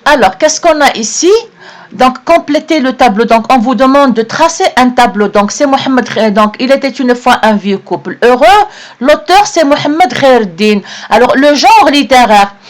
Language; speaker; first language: French; non-native, local second language; Arabic